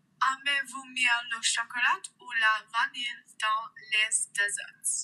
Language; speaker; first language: French; non-native, learner; English